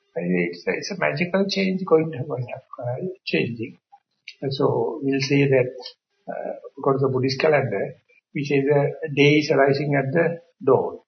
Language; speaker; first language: English; non-native, local second language; Sinhala